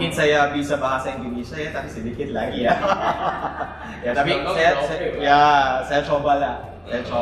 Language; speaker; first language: Indonesian; non-native, learner; Filipino